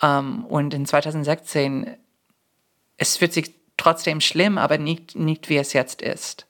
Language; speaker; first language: German; non-native, fluent; English